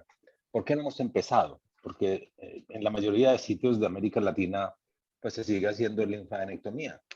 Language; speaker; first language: Spanish; native; Spanish